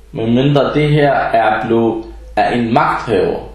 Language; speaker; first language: Danish; early bilingual, other home language; Arabic